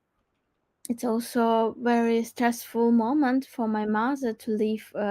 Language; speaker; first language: English; non-native, learner; Crimean Tatar